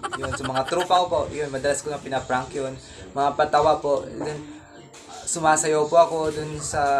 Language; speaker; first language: Filipino; non-native, local second language; Cebuano